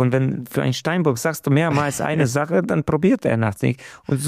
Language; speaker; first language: German; non-native, fluent; Romanian